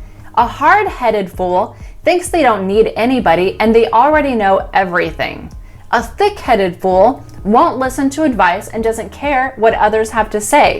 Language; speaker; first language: English; native; English